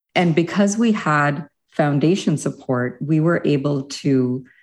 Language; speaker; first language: English; early bilingual, other home language; Hindi